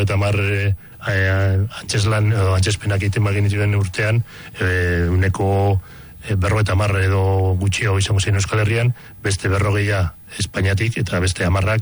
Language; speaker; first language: Basque; non-native, local second language; Spanish